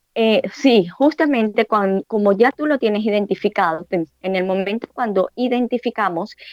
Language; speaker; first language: Spanish; native; Spanish